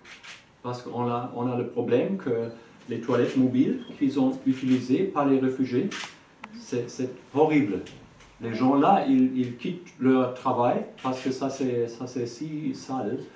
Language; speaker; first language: French; non-native, learner; German